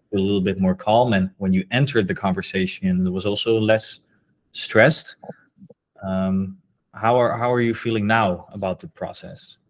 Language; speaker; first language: English; non-native, fluent; Dutch